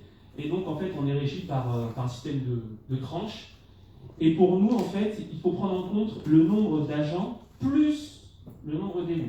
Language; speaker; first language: French; native; French